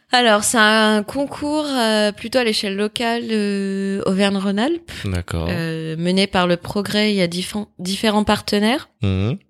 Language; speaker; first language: French; native; French